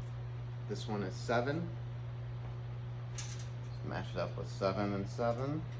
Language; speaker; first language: English; native; English